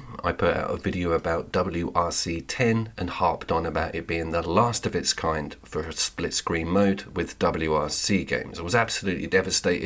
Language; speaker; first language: English; native; English